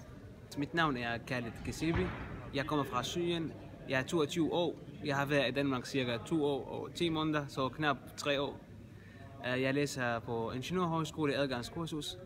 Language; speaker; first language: Danish; non-native, fluent; Arabic